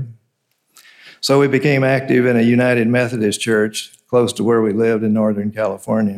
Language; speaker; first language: English; native; English